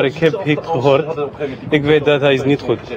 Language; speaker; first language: Dutch; non-native, learner; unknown